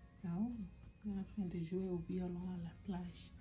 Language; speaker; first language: French; non-native, learner; English